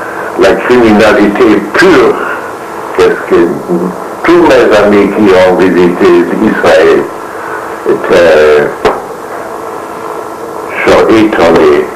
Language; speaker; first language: French; non-native, learner; German